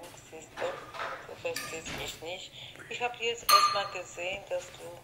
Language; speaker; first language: German; early bilingual, other home language; Polish